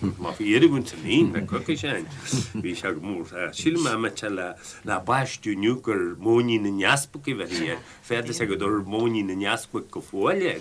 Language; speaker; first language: Irish; native; Irish